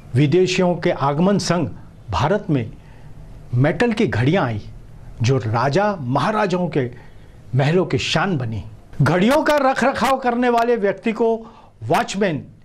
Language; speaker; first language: Hindi; non-native, local second language; Marathi